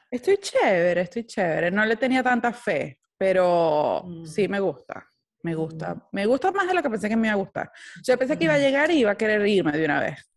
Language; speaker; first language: Spanish; native; Spanish